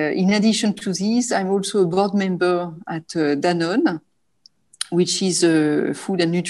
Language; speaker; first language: English; non-native, fluent; French